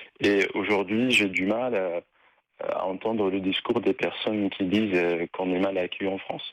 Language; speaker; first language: French; non-native, local second language; Arabic